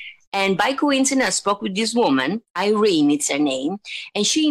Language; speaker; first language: English; non-native, fluent; Italian